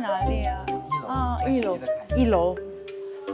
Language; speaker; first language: Chinese; non-native, learner; Korean